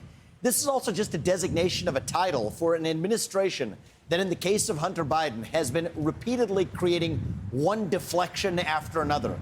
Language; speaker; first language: English; native; English